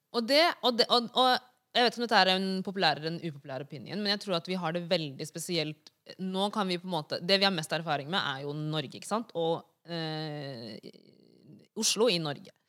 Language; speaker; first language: Norwegian; early bilingual, other home language; Wolof